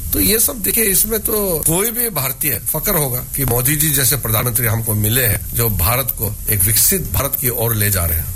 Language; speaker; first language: Hindi; non-native, local second language; Odia